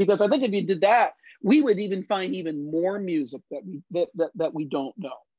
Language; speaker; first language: English; native; English